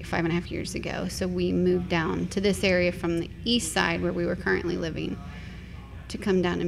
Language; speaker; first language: English; native; English